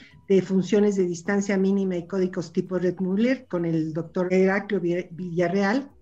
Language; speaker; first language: Spanish; native; Spanish